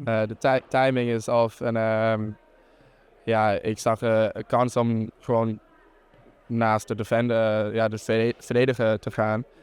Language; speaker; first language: Dutch; non-native, fluent; English